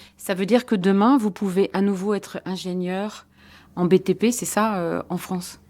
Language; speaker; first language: French; native; French